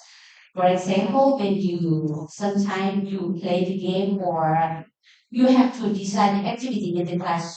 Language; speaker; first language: English; non-native, learner; Thai